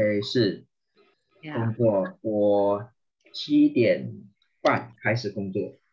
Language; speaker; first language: Chinese; non-native, learner; Indonesian